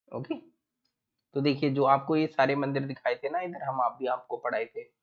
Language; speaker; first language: Hindi; native; Hindi